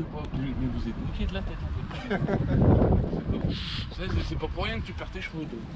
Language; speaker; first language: French; native; French